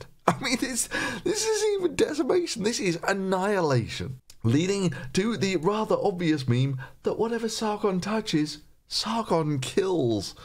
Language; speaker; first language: English; native; English